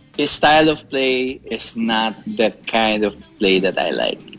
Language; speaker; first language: English; non-native, local second language; Filipino